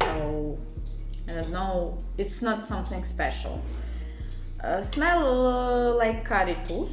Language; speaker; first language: English; non-native, learner; Russian